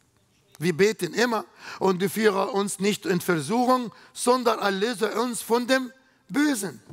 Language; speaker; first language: German; non-native, fluent; Arabic